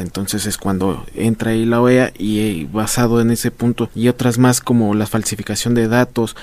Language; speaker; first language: Spanish; native; Spanish